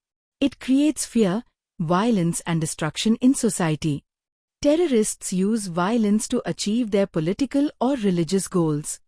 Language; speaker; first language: English; non-native, fluent; Hindi